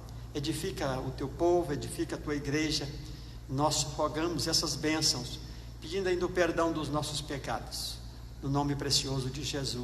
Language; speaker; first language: Portuguese; native; Portuguese